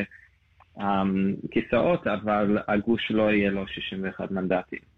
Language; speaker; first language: Hebrew; non-native, fluent; English